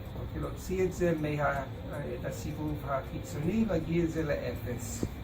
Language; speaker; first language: Hebrew; non-native, fluent; English